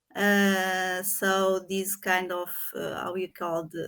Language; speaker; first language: English; non-native, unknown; Portuguese